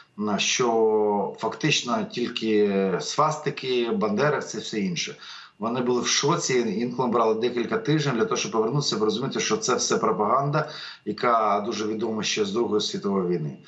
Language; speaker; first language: Ukrainian; native; Ukrainian